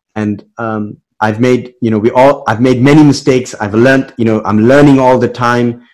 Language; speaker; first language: English; native; English